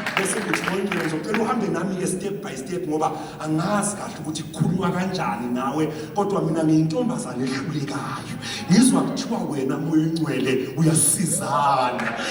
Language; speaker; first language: Zulu; native; Zulu